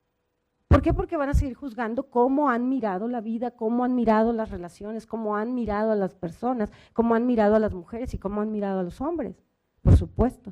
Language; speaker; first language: Spanish; native; Spanish